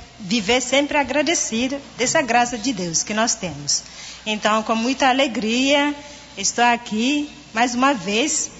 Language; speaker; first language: Portuguese; non-native, fluent; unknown